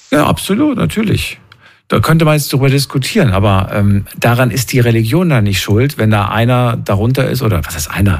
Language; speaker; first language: German; native; German